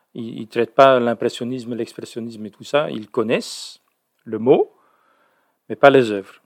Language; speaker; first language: French; native; French